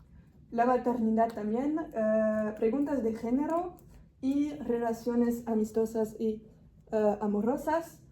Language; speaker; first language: Spanish; non-native, fluent; French